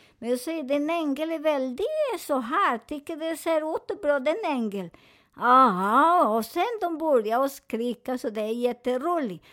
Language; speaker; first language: Swedish; non-native, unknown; Spanish